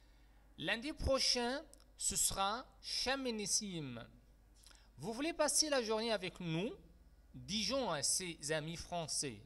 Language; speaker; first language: French; non-native, fluent; Arabic